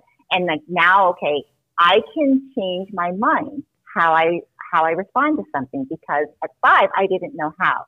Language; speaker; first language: English; native; English